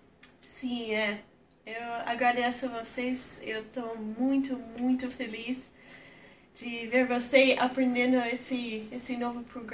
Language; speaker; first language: Portuguese; non-native, fluent; English